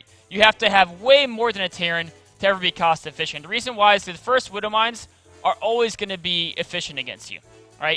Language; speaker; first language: English; native; English